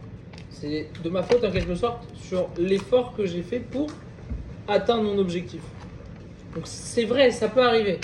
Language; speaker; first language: French; native; French